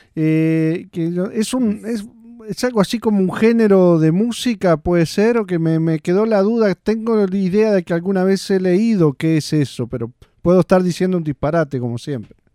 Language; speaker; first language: Spanish; native; Spanish